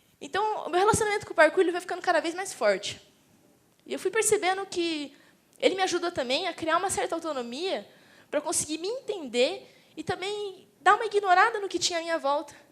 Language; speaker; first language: Portuguese; native; Portuguese